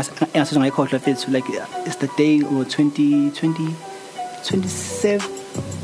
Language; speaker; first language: English; non-native, local second language; Zulu